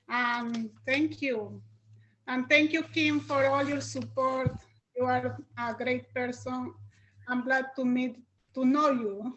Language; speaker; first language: English; non-native, learner; Spanish